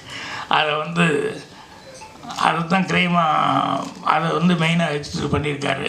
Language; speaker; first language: Tamil; native; Tamil